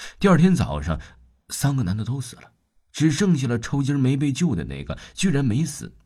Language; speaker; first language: Chinese; non-native, local second language; Cantonese